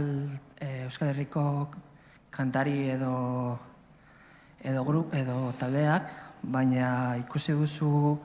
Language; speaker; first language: Basque; non-native, learner; Spanish